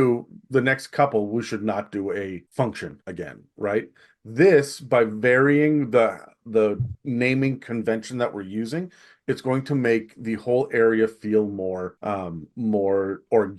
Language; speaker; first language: English; native; English